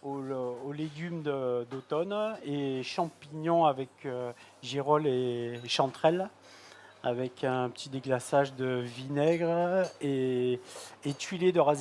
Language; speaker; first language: French; native; French